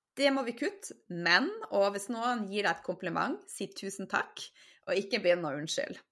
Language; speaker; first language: Norwegian; native; Norwegian